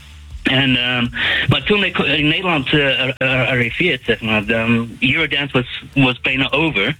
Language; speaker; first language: Dutch; non-native, fluent; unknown